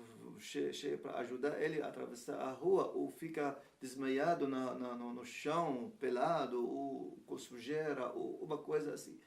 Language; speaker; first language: Portuguese; non-native, learner; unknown